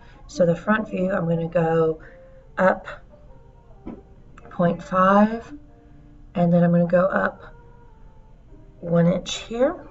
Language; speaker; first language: English; native; English